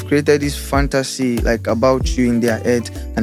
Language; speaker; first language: English; non-native, local second language; Yoruba